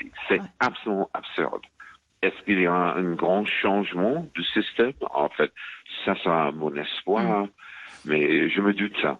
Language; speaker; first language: French; non-native, fluent; English